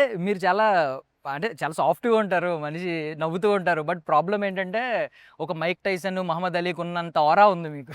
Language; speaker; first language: Telugu; native; Telugu